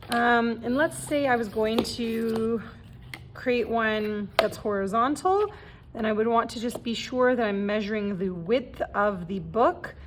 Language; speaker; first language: English; native; English